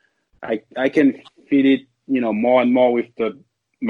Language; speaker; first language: English; non-native, fluent; French